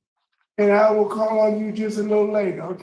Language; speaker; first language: English; native; English